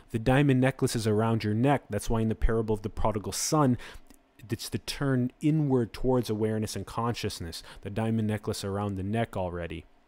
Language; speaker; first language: English; native; English